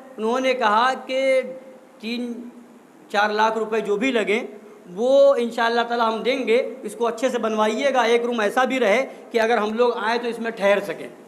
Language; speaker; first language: Urdu; native; Urdu